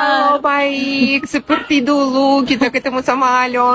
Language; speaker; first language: Indonesian; non-native, fluent; Russian